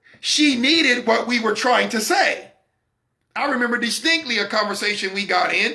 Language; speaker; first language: English; native; English